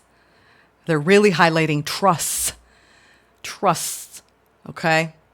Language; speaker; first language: English; native; English